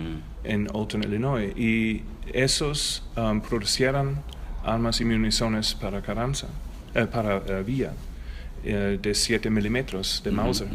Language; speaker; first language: Spanish; non-native, learner; German